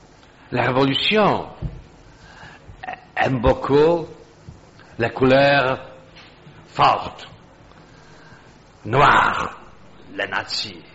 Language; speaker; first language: French; non-native, fluent; Polish